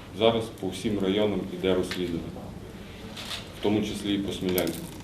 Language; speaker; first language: Ukrainian; native; Ukrainian